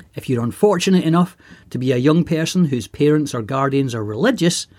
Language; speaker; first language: English; native; English